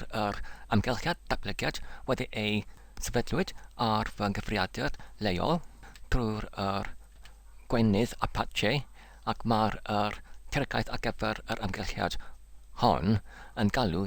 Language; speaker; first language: Welsh; non-native, learner; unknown